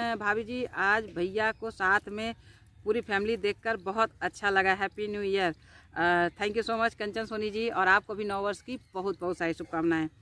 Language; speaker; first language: Hindi; native; Hindi